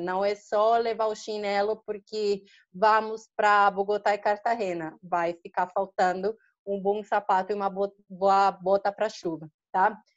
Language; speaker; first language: Portuguese; non-native, fluent; Spanish